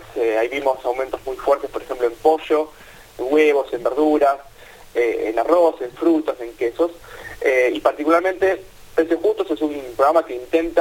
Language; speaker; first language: Spanish; native; Spanish